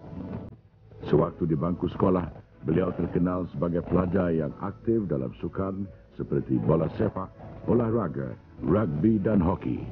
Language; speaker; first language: Malay; native; Malay